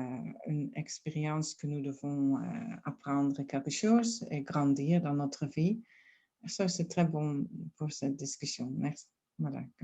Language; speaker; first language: French; non-native, fluent; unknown